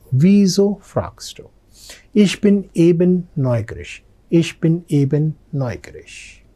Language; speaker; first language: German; non-native, fluent; Telugu